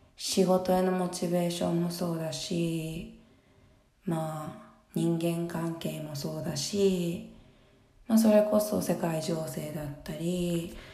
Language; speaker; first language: Japanese; native; Japanese